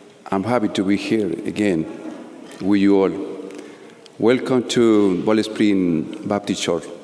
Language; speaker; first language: English; non-native, learner; Spanish